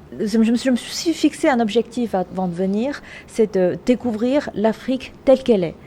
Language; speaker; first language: French; non-native, fluent; Chinese